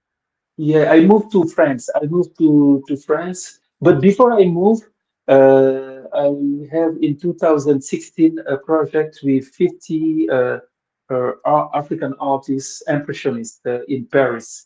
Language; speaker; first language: English; non-native, local second language; Wolof